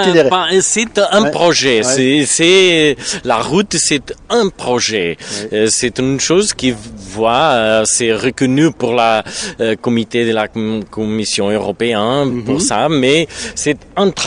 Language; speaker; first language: French; non-native, learner; Portuguese